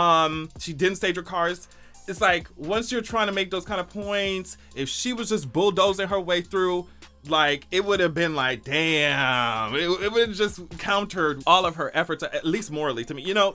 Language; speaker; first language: English; native; English